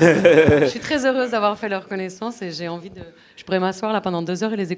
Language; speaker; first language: French; native; French